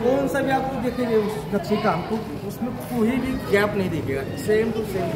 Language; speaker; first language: Hindi; non-native, local second language; Marathi